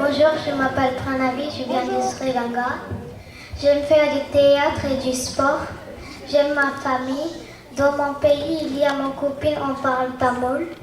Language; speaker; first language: French; non-native, learner; Tamil